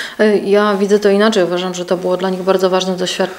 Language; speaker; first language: Polish; native; Polish